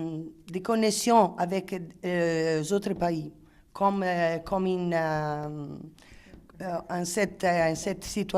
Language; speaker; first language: French; non-native, learner; Italian